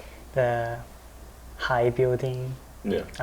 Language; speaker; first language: English; non-native, learner; Japanese